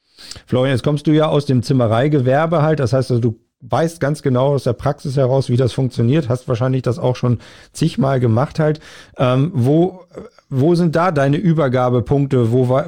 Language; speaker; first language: German; native; German